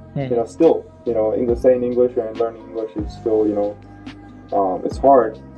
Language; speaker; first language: English; non-native, learner; Korean